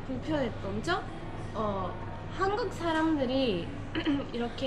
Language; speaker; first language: Korean; non-native, fluent; Turkish